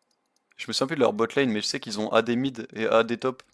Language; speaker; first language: French; native; French